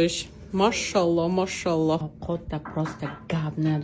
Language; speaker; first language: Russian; non-native, local second language; Tajik